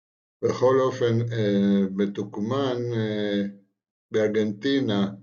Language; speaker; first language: Hebrew; non-native, fluent; Spanish